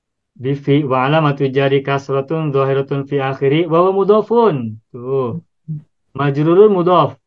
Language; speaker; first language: Arabic; non-native, fluent; Indonesian